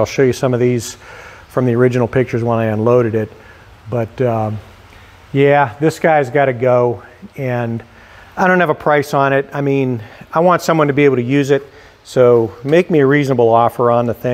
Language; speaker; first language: English; native; English